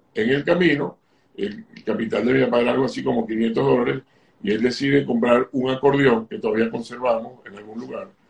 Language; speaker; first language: Spanish; native; Spanish